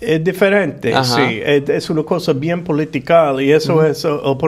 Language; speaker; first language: Spanish; non-native, fluent; English